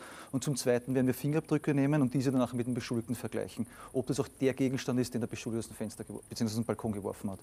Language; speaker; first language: German; native; German